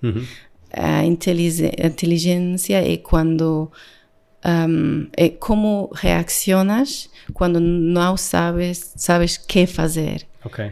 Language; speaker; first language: Portuguese; non-native, learner; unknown